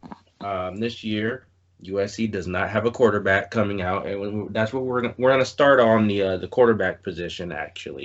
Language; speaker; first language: English; native; English